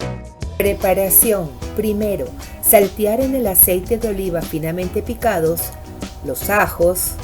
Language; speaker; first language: Spanish; native; Spanish